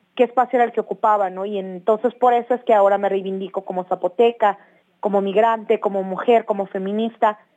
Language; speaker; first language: Spanish; native; Spanish